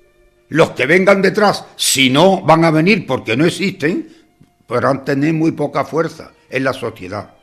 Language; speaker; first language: Spanish; native; Spanish